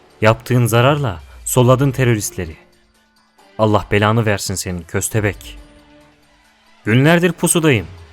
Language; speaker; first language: Turkish; native; Turkish